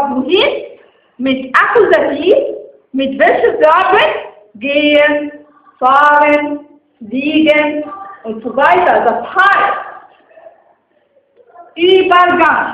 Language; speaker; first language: German; non-native, fluent; Arabic